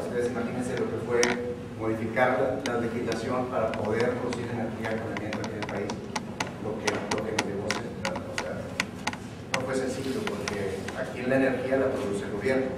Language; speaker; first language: Spanish; native; Spanish